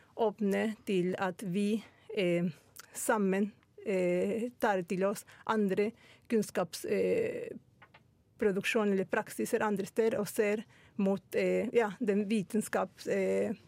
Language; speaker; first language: Norwegian; non-native, fluent; Spanish